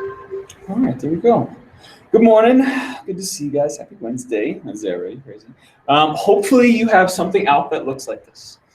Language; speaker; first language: English; native; English